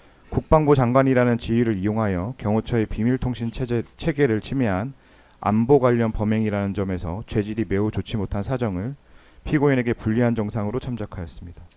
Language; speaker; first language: Korean; native; Korean